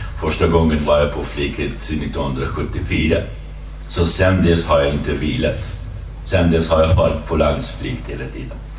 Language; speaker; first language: Swedish; non-native, fluent; Kurdish